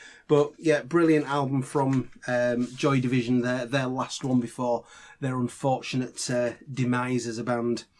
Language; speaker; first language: English; native; English